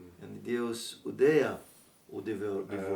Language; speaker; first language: Portuguese; non-native, learner; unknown